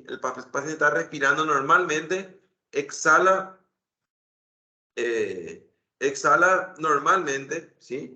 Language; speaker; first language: Spanish; native; Spanish